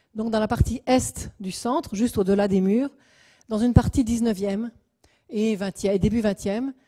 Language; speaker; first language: French; native; French